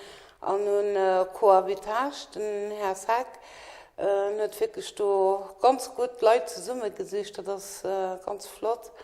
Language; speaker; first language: German; non-native, local second language; Luxembourgish